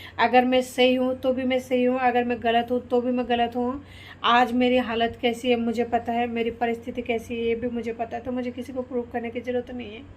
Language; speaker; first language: Hindi; non-native, local second language; Bangla